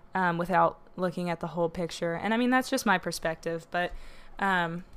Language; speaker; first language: English; native; English